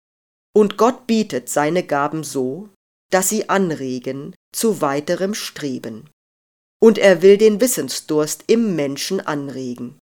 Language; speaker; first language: German; native; German